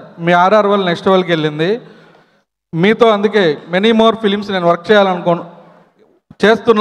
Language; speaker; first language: Telugu; native; Telugu